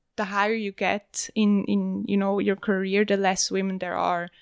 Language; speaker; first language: English; non-native, fluent; German